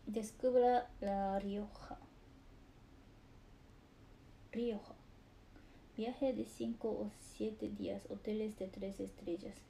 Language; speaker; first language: Spanish; non-native, learner; Japanese